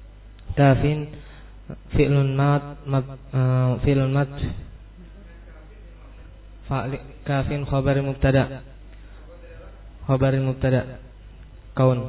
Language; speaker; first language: Arabic; non-native, learner; Indonesian